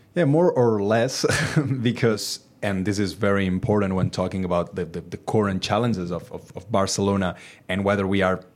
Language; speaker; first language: English; non-native, fluent; Catalan